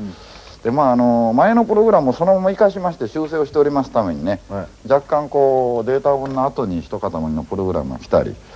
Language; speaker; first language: Japanese; native; Japanese